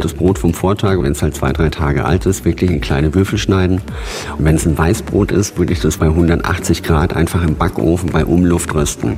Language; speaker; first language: German; native; German